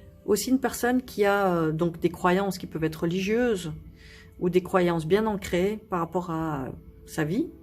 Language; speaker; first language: French; native; French